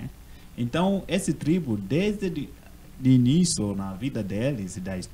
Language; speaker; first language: Portuguese; non-native, learner; Swahili